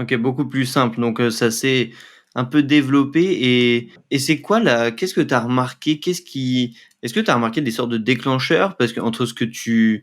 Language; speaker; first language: French; native; French